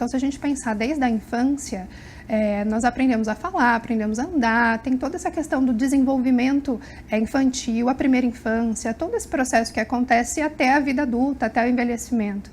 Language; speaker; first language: Portuguese; native; Portuguese